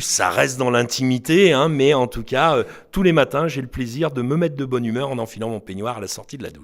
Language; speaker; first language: French; native; French